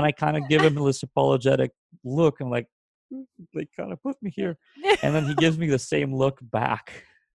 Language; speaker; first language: English; non-native, fluent; Hebrew